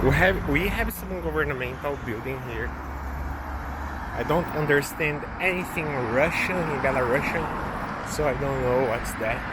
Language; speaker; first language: English; non-native, local second language; Portuguese